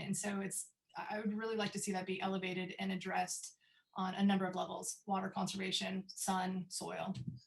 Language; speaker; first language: English; native; English